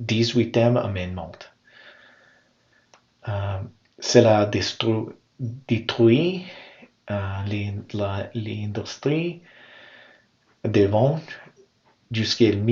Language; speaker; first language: French; non-native, learner; English